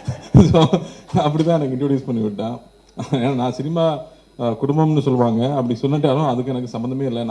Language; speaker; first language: Tamil; native; Tamil